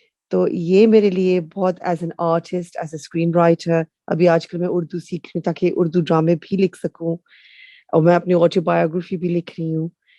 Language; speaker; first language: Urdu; non-native, fluent; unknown